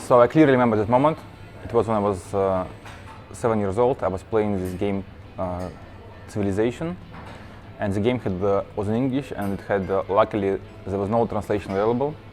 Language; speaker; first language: English; non-native, fluent; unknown